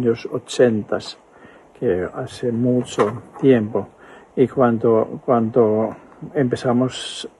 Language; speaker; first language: Spanish; non-native, fluent; Finnish